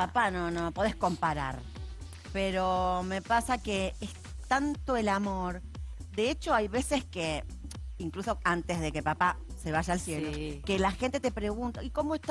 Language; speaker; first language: Spanish; native; Spanish